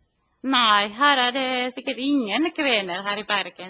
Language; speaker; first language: Norwegian; non-native, fluent; Finnish